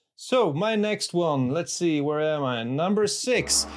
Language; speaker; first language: English; non-native, fluent; Swedish